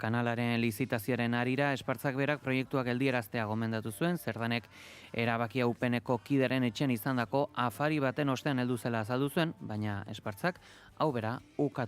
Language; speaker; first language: Basque; native; Basque